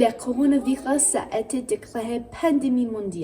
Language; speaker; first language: French; non-native, learner; English